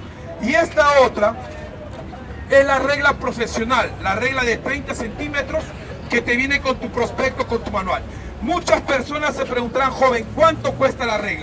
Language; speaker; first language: Spanish; native; Spanish